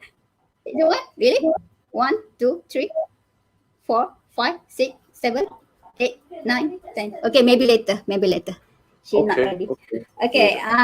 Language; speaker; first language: English; non-native, learner; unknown